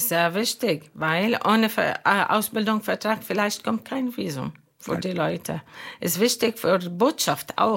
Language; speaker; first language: German; non-native, fluent; Arabic